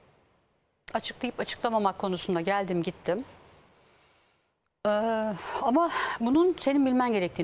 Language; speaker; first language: Turkish; native; Turkish